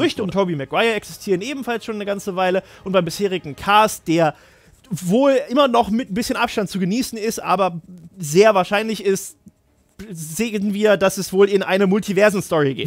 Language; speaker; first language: German; native; German